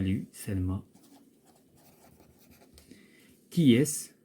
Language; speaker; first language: French; non-native, local second language; Arabic